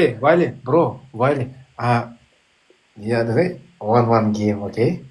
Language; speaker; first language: English; non-native, learner; Russian